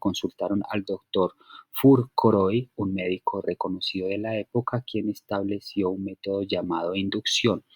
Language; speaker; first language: Spanish; native; Spanish